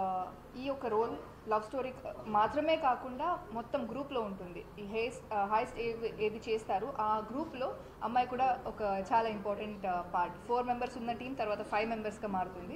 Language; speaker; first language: Telugu; non-native, learner; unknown